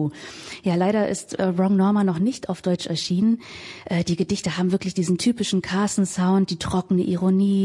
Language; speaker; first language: German; native; German